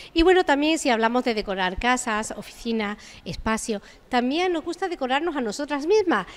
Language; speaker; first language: Spanish; native; Spanish